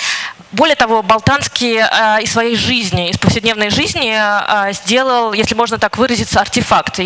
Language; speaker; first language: Russian; native; Russian